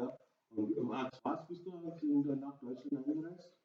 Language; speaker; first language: German; non-native, learner; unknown